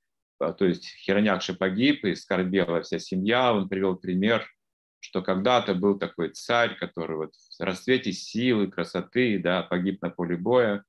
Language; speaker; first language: Russian; native; Russian